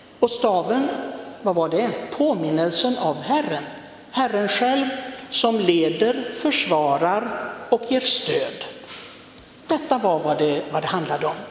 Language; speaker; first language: Swedish; non-native, fluent; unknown